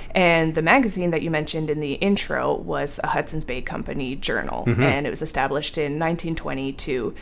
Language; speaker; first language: English; native; English